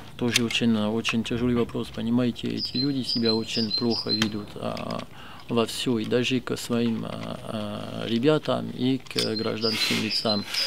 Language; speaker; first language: Russian; non-native, fluent; French